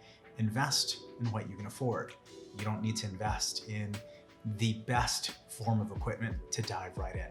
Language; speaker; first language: English; native; English